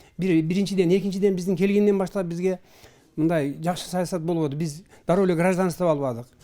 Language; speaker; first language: Kyrgyz; early bilingual, heritage; Kyrgyz